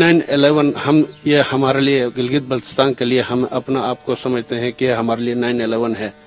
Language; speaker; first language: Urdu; non-native, local second language; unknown